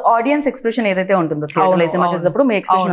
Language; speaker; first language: Telugu; native; Telugu